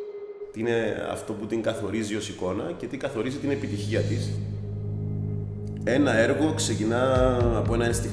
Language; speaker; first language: Greek; native; Greek